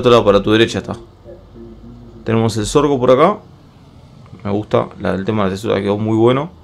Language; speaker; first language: Spanish; native; Spanish